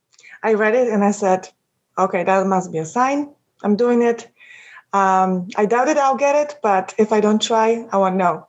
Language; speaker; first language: English; non-native, fluent; Polish